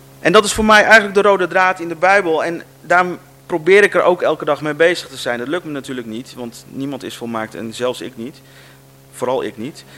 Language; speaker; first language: Dutch; native; Dutch